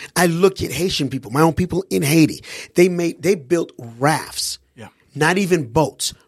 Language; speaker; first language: English; early bilingual, other home language; Haitian Creole